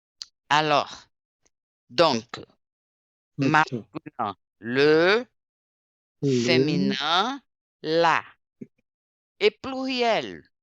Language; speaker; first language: French; non-native, fluent; Portuguese